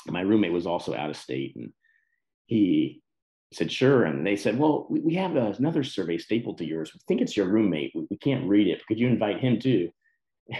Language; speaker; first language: English; native; English